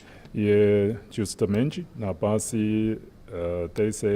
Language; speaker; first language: Portuguese; non-native, fluent; Chinese